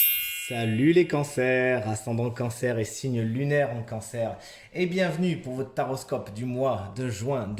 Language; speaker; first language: French; native; French